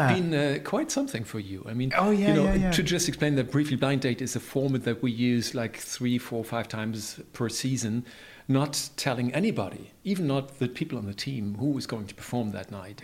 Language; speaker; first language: English; non-native, fluent; German